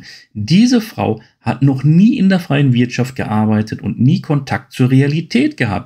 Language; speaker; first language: German; native; German